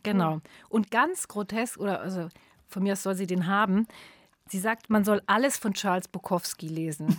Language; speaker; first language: German; native; German